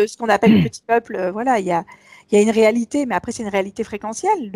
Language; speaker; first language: French; native; French